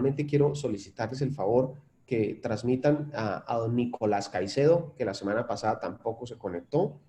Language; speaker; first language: Spanish; native; Spanish